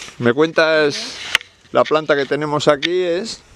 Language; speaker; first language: Spanish; native; Spanish